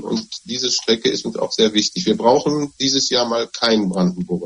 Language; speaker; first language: German; native; German